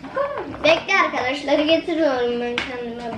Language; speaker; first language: Turkish; native; Turkish